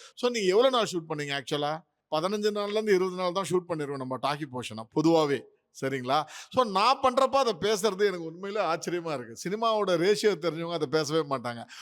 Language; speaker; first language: Tamil; native; Tamil